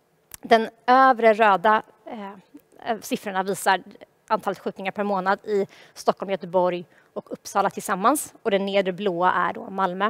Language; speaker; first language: Swedish; native; Swedish